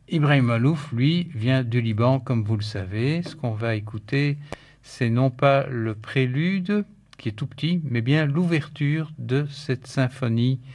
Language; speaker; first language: French; native; French